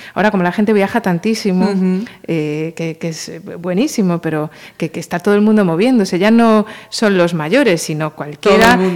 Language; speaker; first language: Spanish; native; Spanish